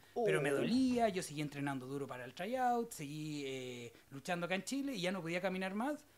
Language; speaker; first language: Spanish; native; Spanish